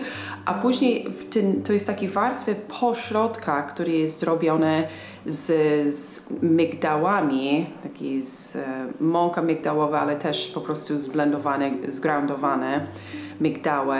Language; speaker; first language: Polish; non-native, fluent; English